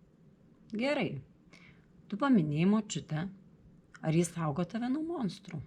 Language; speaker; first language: Lithuanian; non-native, learner; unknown